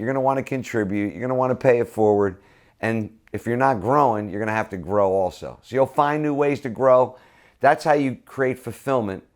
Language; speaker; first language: English; native; English